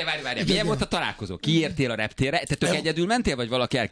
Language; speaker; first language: Hungarian; native; Hungarian